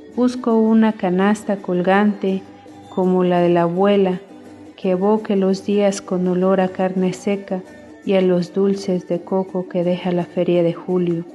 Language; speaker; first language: Spanish; non-native, local second language; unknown